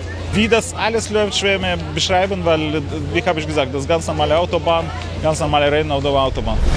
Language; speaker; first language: German; non-native, learner; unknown